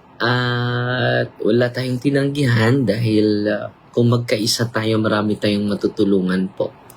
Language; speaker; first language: Filipino; non-native, local second language; Cebuano